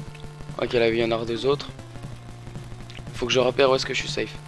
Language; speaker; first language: French; native; French